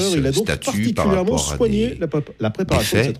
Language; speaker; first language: French; native; French